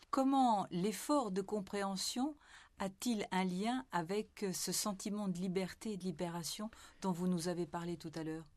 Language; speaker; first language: French; native; French